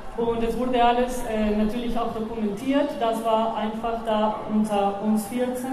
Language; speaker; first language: German; non-native, fluent; Spanish